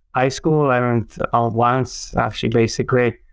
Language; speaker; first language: English; non-native, fluent; Czech